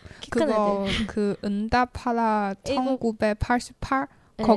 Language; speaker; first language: Korean; non-native, learner; Chinese